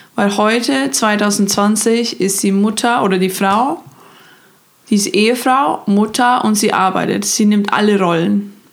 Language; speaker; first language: German; non-native, fluent; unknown